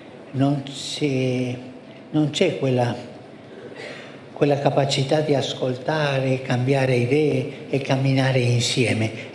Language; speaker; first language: Italian; non-native, fluent; Spanish